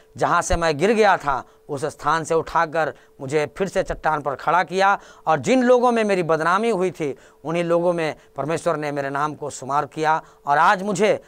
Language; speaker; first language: Hindi; native; Hindi